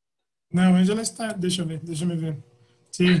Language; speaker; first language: Portuguese; native; Portuguese